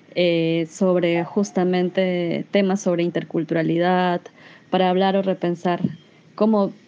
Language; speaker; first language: Spanish; native; Spanish